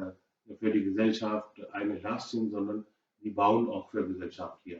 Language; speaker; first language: German; non-native, learner; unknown